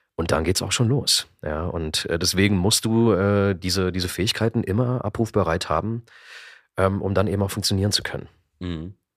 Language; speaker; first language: German; native; German